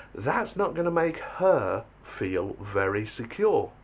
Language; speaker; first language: English; native; English